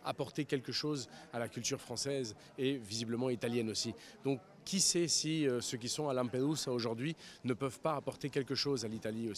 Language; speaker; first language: French; early bilingual, heritage; Spanish